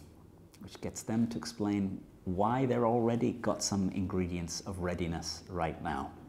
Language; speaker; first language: English; native; English